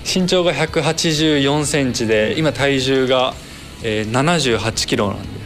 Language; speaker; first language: Japanese; native; Japanese